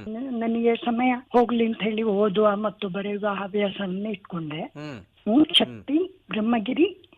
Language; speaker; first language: Kannada; non-native, local second language; Kodava